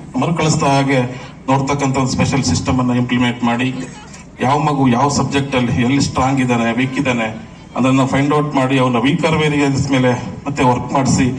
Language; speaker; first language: Kannada; native; Kannada